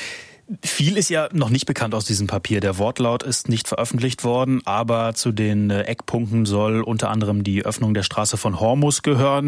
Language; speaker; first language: German; native; German